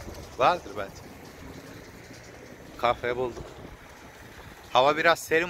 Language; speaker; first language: Turkish; native; Turkish